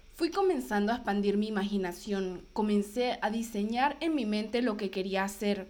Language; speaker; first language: Spanish; native; Spanish